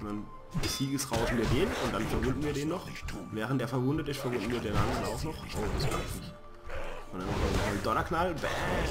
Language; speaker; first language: German; native; German